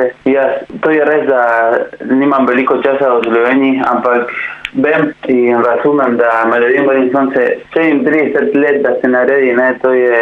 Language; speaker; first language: Slovenian; non-native, learner; Spanish